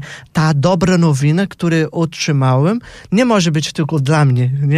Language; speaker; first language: Polish; non-native, fluent; Portuguese